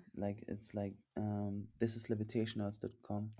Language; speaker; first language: English; non-native, fluent; German